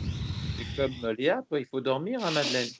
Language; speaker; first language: French; native; French